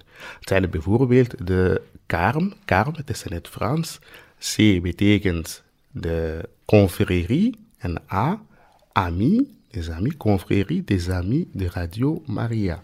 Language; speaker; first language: Dutch; non-native, fluent; Swahili